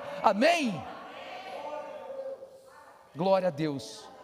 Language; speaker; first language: Portuguese; native; Portuguese